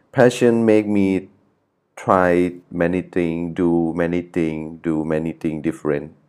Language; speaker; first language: English; non-native, learner; Thai